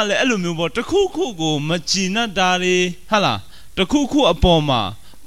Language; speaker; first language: Burmese; non-native, local second language; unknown